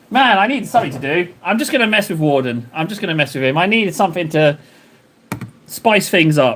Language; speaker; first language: English; native; English